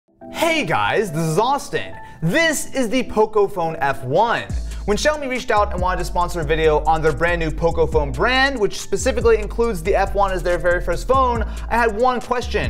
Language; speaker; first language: English; native; English